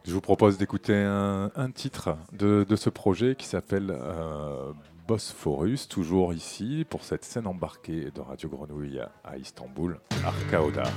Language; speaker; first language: French; native; French